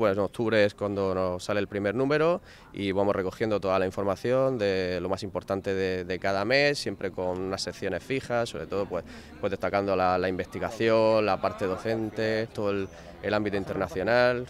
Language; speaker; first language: Spanish; native; Spanish